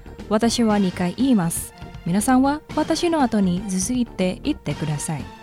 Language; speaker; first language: Japanese; non-native, fluent; Indonesian